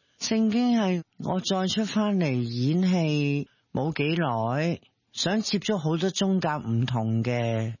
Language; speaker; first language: Cantonese; native; Cantonese